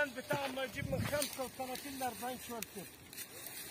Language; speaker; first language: Arabic; native; Arabic